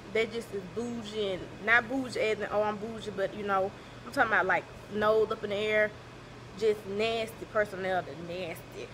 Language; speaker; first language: English; native; English